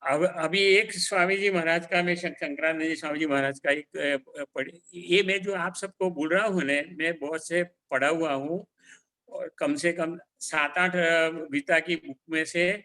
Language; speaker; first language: Hindi; non-native, local second language; Gujarati